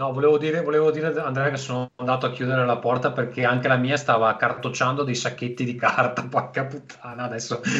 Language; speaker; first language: Italian; native; Italian